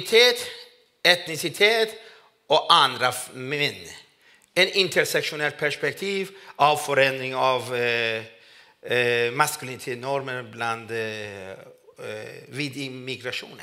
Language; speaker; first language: Swedish; non-native, fluent; Persian